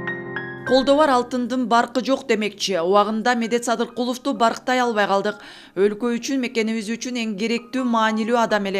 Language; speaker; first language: Kyrgyz; native; Kyrgyz